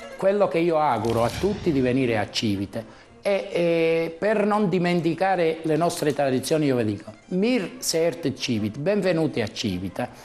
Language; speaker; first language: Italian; native; Italian